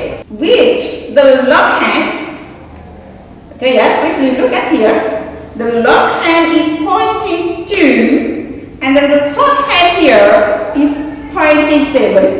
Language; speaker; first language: English; non-native, learner; Indonesian